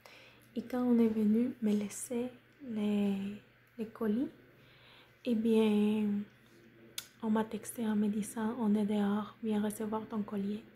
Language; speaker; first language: French; non-native, fluent; Spanish